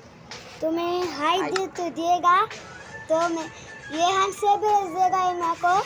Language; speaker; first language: Hindi; non-native, learner; Bangla